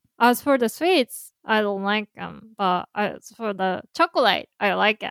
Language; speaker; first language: English; non-native, fluent; Japanese